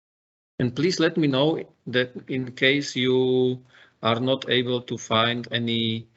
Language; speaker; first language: English; non-native, fluent; Slovak